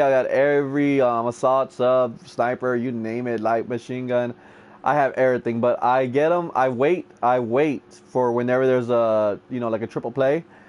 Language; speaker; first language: English; native; English